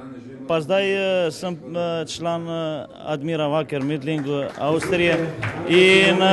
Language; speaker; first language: Slovenian; non-native, learner; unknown